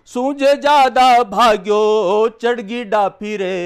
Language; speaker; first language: Hindi; native; Hindi